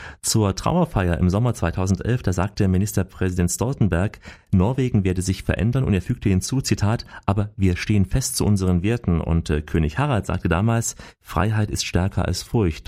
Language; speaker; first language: German; native; German